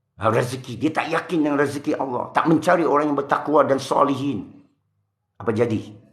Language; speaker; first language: Malay; non-native, local second language; Min Nan Chinese